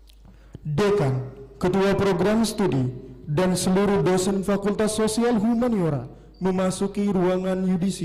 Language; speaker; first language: Indonesian; native; Indonesian